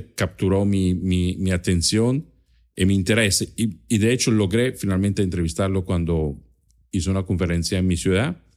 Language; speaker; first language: Spanish; non-native, fluent; German